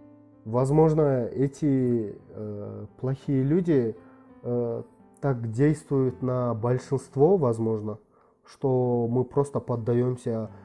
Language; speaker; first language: Russian; non-native, local second language; Kyrgyz